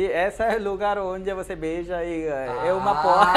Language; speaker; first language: Portuguese; non-native, learner; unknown